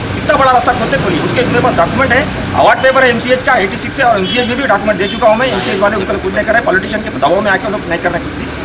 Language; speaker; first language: Urdu; native; Urdu